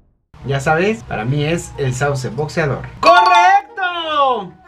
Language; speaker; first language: Spanish; native; Spanish